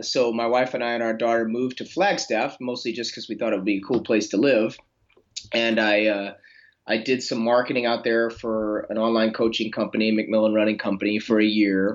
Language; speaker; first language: English; native; English